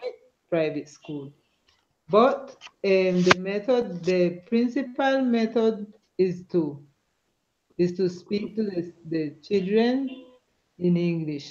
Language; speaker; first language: English; non-native, learner; Spanish